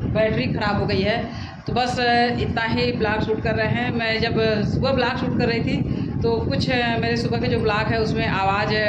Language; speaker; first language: Hindi; native; Hindi